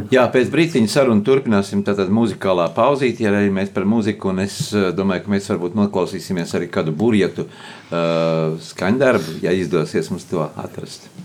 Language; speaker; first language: Latvian; native; Latvian